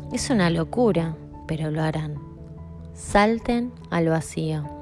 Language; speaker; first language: Spanish; native; Spanish